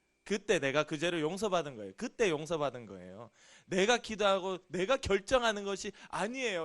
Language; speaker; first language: Korean; native; Korean